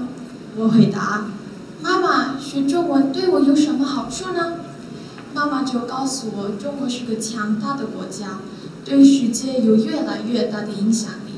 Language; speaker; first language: Chinese; non-native, learner; Korean